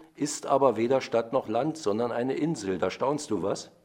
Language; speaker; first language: German; native; German